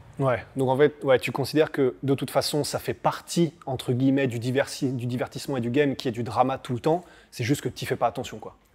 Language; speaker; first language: French; native; French